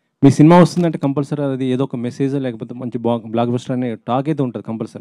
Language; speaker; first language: Telugu; native; Telugu